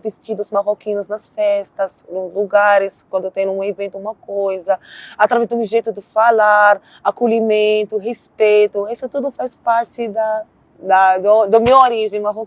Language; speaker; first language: Portuguese; non-native, learner; Arabic